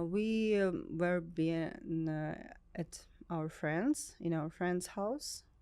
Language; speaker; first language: English; non-native, learner; Ukrainian